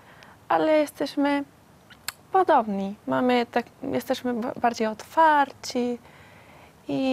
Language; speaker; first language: Polish; non-native, learner; Spanish